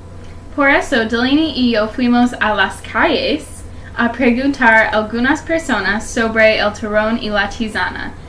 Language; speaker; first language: Spanish; non-native, learner; English